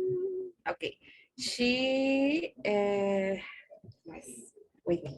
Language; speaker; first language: English; non-native, learner; Spanish